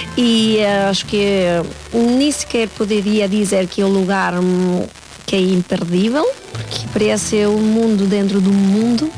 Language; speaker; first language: Portuguese; non-native, fluent; Spanish